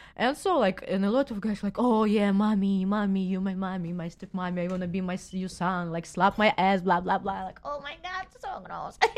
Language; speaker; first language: English; non-native, learner; Russian